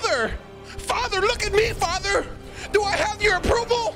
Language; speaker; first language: English; native; English